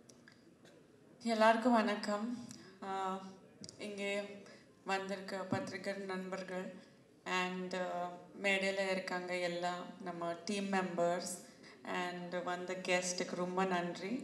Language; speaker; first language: Tamil; non-native, fluent; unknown